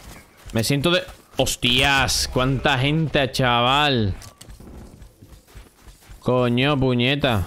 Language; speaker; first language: Spanish; native; Spanish